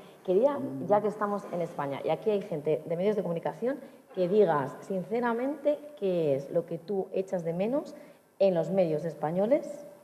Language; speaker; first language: Spanish; native; Spanish